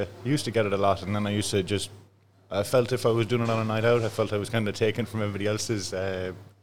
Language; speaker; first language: English; native; English